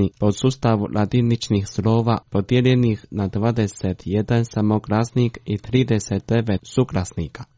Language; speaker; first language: Croatian; non-native, fluent; Chinese